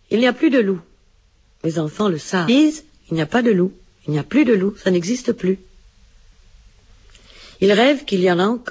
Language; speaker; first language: French; native; French